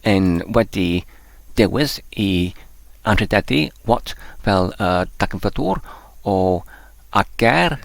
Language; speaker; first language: Welsh; non-native, learner; English